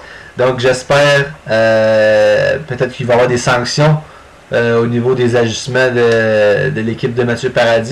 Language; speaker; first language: French; native; French